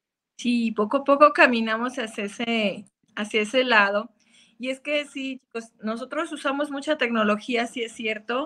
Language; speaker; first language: Spanish; native; Spanish